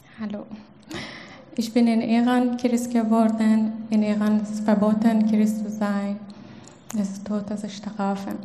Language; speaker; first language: German; non-native, learner; Persian